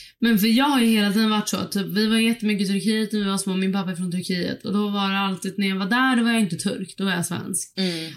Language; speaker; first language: Swedish; early bilingual, other home language; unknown